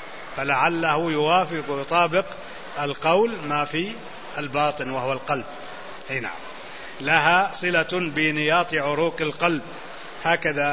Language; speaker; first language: Arabic; native; Arabic